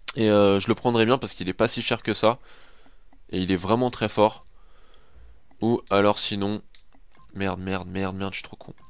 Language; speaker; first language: French; native; French